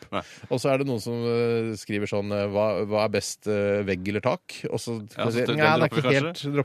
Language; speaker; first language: Norwegian; native; Norwegian